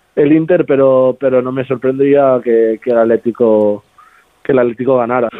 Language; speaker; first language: Spanish; native; Spanish